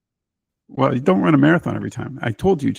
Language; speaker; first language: English; native; English